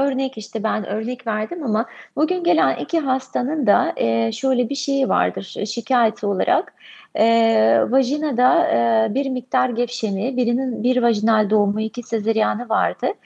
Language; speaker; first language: Turkish; non-native, fluent; Russian